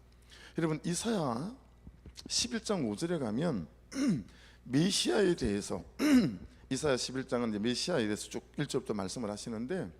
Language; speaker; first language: Korean; native; Korean